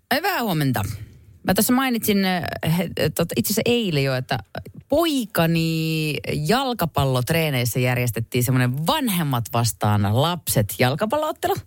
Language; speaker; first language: Finnish; native; Finnish